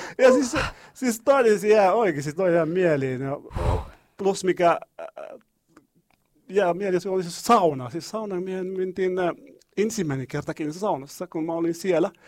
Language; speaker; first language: Finnish; non-native, learner; Arabic